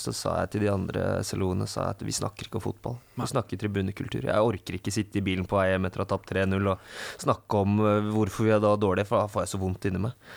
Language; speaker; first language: Norwegian; native; Norwegian